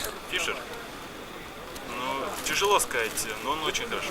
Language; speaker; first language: Russian; native; Russian